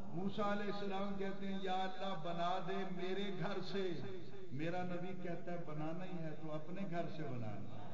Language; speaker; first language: Urdu; native; Urdu